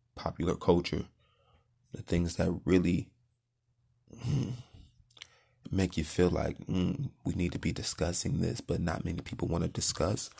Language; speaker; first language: English; native; English